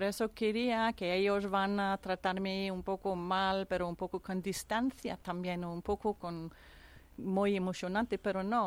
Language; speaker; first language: Spanish; non-native, fluent; Danish